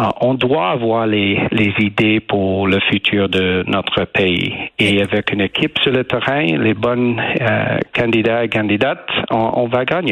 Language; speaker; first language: French; non-native, learner; English